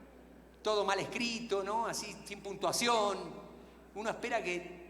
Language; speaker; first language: Spanish; native; Spanish